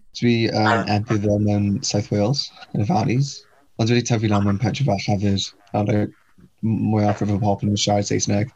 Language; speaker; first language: Welsh; non-native, local second language; English